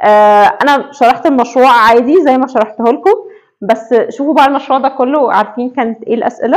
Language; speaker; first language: Arabic; native; Arabic